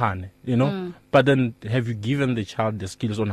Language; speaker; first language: English; non-native, local second language; Northern Sotho